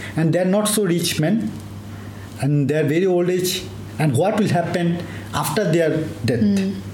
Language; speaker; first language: English; non-native, local second language; Bangla